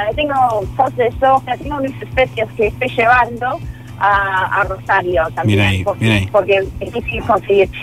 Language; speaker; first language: Spanish; non-native, fluent; Filipino